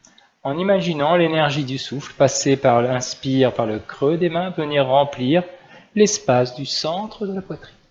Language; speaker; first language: French; native; French